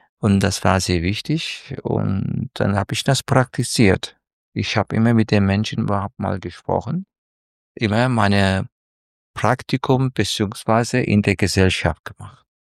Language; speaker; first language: German; non-native, fluent; Turkish